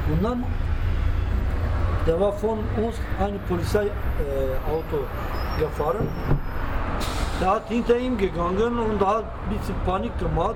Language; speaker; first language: German; non-native, learner; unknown